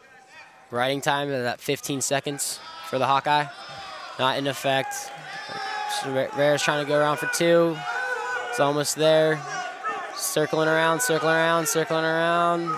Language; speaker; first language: English; native; English